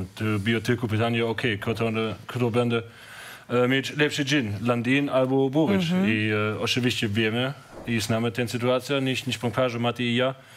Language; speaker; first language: Polish; non-native, learner; German